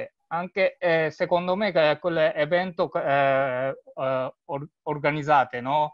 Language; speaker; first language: Italian; non-native, learner; Japanese